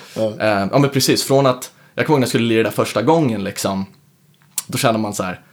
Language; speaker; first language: Swedish; native; Swedish